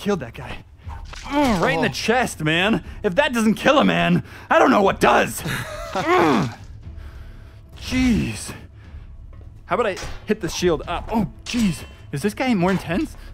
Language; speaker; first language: English; native; English